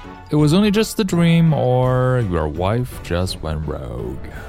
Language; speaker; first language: English; non-native, fluent; Chinese